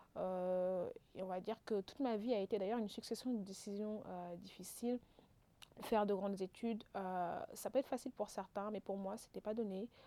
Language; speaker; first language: French; non-native, local second language; Wolof